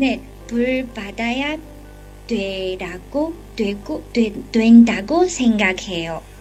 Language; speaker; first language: Korean; non-native, learner; Chinese